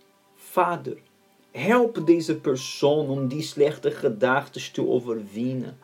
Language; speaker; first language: Dutch; non-native, fluent; Portuguese